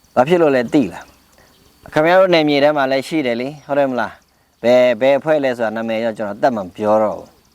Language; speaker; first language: Burmese; non-native, local second language; Pa'o Karen